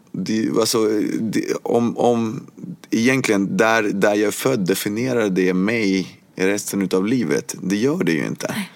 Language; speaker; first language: Swedish; early bilingual, other home language; Spanish